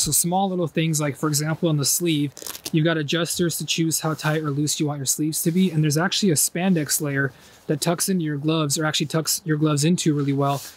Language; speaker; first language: English; native; English